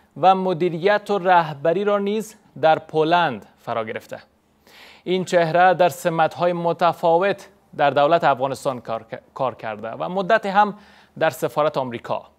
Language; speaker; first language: Persian; native; Persian